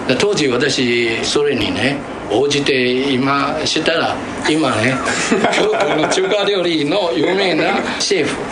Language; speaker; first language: Japanese; non-native, fluent; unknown